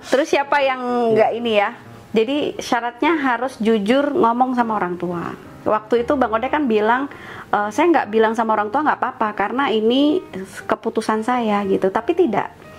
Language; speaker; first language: Indonesian; native; Indonesian